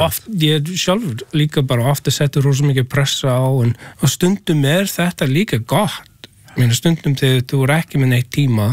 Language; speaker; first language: Icelandic; non-native, learner; English